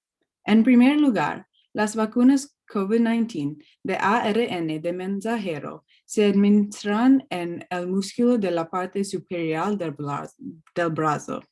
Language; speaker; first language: Spanish; non-native, learner; English